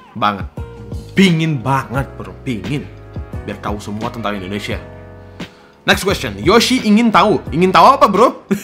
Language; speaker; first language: Indonesian; non-native, fluent; Russian